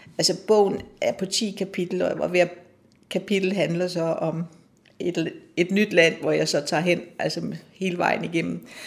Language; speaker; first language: Danish; native; Danish